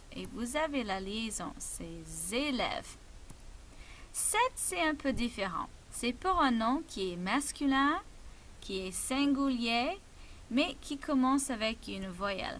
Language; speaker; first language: French; non-native, fluent; English